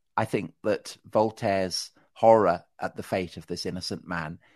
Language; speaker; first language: English; native; English